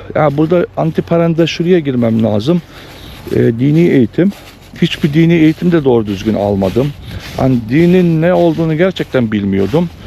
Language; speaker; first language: Turkish; early bilingual, heritage; Turkish